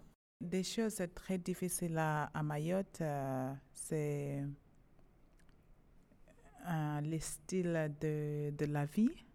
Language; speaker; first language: French; non-native, fluent; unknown